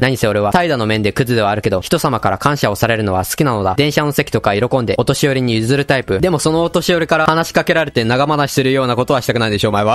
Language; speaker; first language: Japanese; native; Japanese